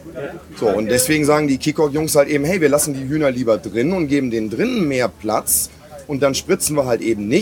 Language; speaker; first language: German; native; German